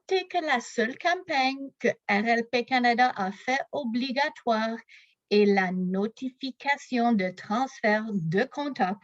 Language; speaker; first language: French; non-native, local second language; English